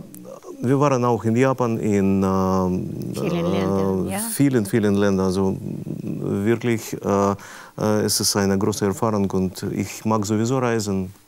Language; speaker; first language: German; non-native, fluent; Russian